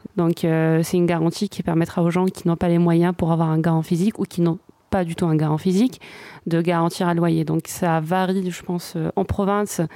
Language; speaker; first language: French; non-native, local second language; Arabic